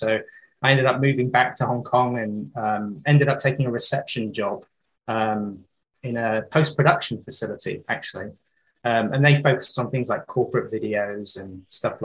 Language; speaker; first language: English; native; English